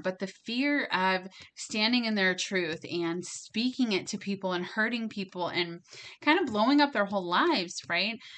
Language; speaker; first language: English; native; English